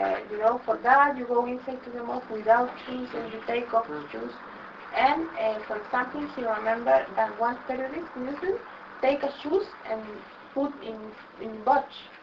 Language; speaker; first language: English; non-native, learner; Spanish